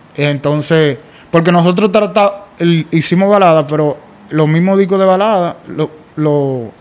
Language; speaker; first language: Spanish; native; Spanish